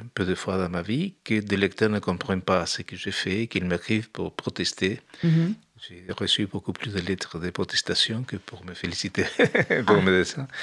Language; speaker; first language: French; non-native, fluent; Spanish